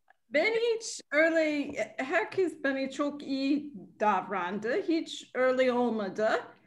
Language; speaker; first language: Turkish; non-native, learner; English